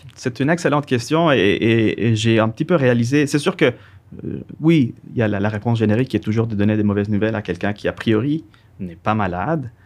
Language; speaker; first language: French; non-native, fluent; Spanish